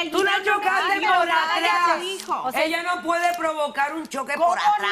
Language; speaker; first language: Spanish; native; Spanish